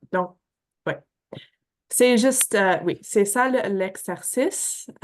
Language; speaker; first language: French; non-native, fluent; English